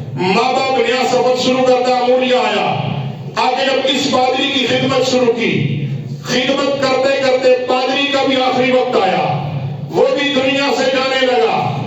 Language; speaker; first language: Urdu; non-native, local second language; Punjabi